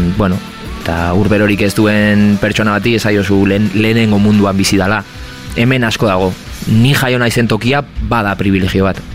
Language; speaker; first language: Basque; non-native, local second language; Spanish